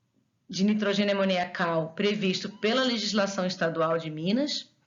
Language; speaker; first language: Portuguese; native; Portuguese